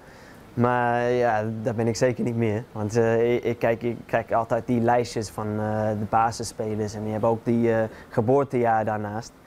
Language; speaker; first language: Dutch; non-native, fluent; English